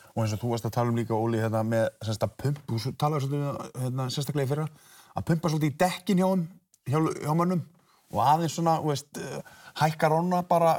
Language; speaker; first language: Icelandic; native; Icelandic